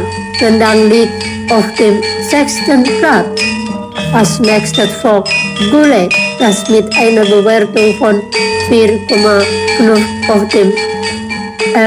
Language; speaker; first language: German; non-native, fluent; Indonesian